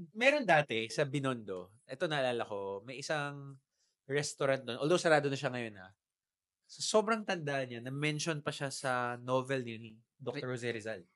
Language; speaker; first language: Filipino; native; Filipino